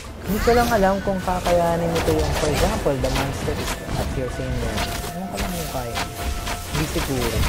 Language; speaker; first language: Filipino; native; Filipino